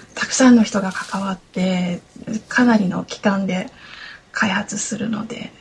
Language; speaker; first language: Japanese; native; Japanese